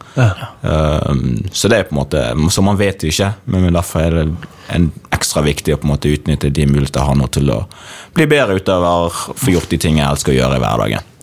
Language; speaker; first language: Norwegian; early bilingual, other home language; Swahili